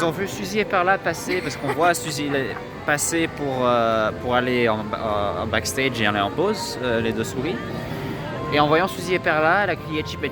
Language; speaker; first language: French; native; French